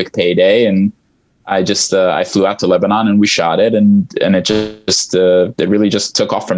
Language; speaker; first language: English; early bilingual, other home language; Arabic